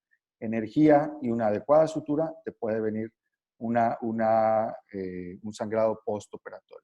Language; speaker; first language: Spanish; native; Spanish